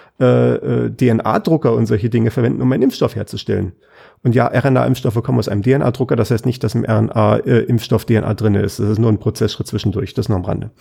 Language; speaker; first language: German; native; German